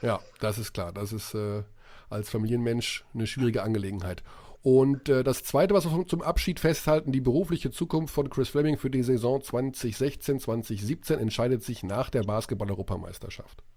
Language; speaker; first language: German; native; German